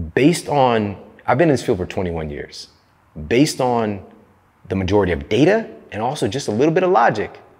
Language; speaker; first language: English; native; English